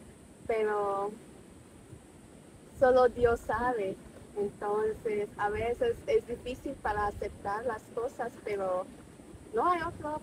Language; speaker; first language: Spanish; non-native, fluent; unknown